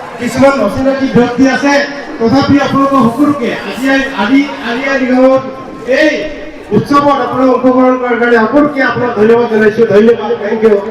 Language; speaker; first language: Assamese; non-native, local second language; Mising